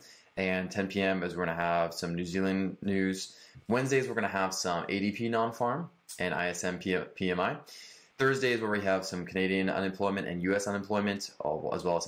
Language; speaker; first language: English; native; English